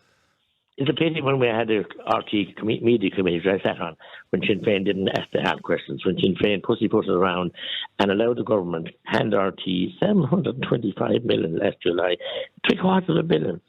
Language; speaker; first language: English; native; English